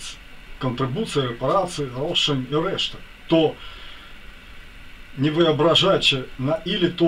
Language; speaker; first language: Polish; non-native, fluent; Ukrainian